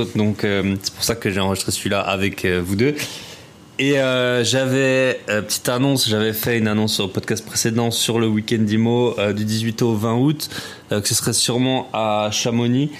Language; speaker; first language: French; native; French